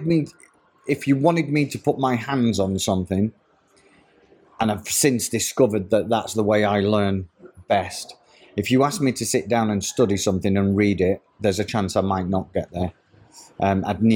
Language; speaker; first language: English; native; English